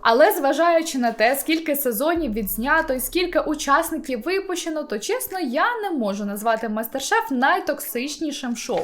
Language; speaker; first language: Ukrainian; native; Ukrainian